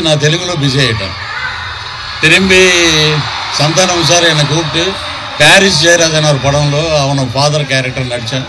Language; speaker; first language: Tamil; non-native, local second language; Telugu